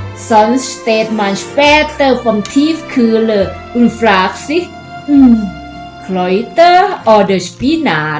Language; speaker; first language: German; non-native, fluent; Thai